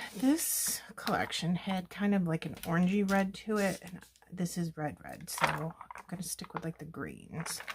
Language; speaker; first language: English; native; English